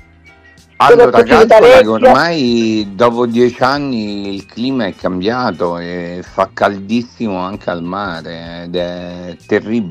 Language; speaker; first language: Italian; native; Italian